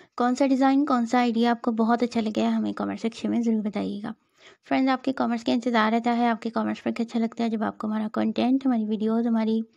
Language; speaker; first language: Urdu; native; Urdu